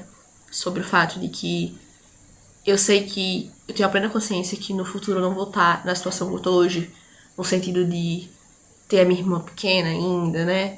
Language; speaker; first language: Portuguese; native; Portuguese